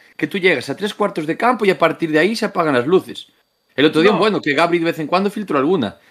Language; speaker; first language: Spanish; native; Spanish